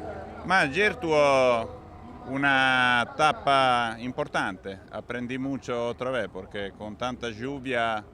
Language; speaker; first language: Spanish; non-native, learner; Italian